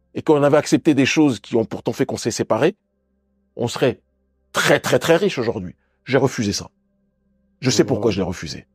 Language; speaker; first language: French; native; French